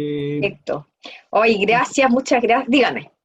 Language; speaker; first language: Spanish; native; Spanish